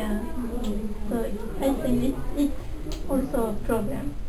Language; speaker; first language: English; non-native, local second language; Malay